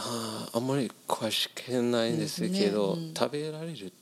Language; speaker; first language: Japanese; non-native, learner; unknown